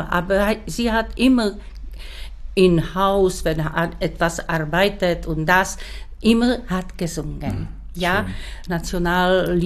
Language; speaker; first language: German; non-native, learner; Czech